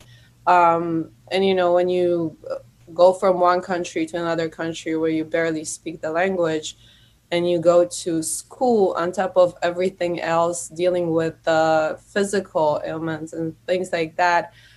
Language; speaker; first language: English; non-native, fluent; Polish